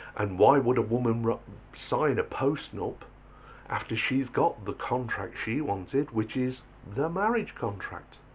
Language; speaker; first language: English; native; English